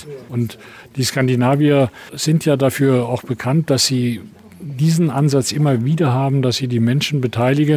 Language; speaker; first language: German; native; German